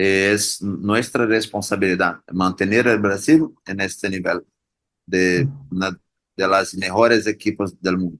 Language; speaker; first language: Spanish; non-native, learner; Portuguese